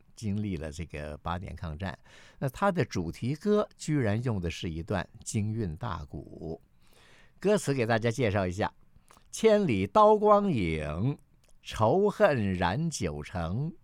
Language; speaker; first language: Chinese; native; Chinese